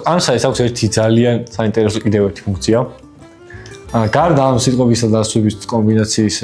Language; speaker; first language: Georgian; native; Georgian